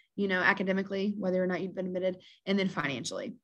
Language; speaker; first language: English; native; English